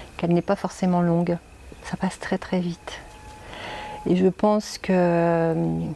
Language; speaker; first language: French; native; French